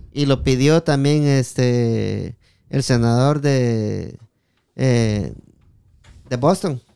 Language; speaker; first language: Spanish; native; Spanish